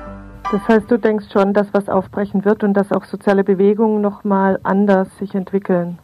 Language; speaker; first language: German; native; German